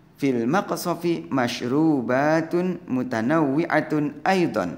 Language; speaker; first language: Arabic; non-native, fluent; Indonesian